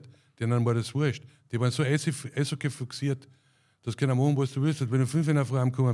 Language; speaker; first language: German; native; German